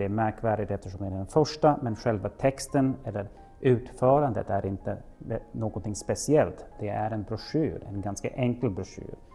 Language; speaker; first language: Swedish; non-native, fluent; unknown